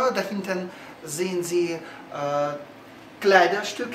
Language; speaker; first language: German; non-native, fluent; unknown